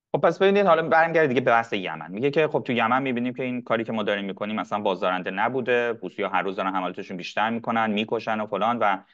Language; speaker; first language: Persian; non-native, local second language; Arabic